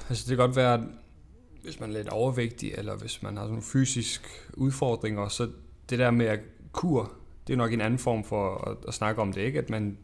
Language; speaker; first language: Danish; non-native, fluent; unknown